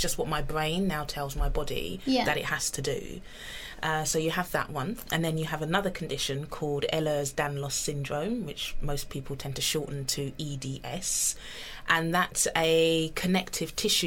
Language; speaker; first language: English; native; English